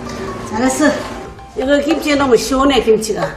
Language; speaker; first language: Korean; native; Korean